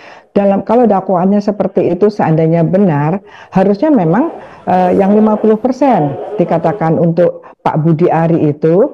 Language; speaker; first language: Indonesian; native; Indonesian